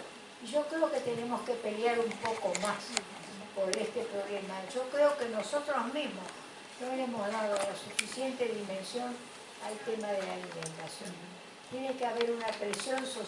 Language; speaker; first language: Spanish; native; Spanish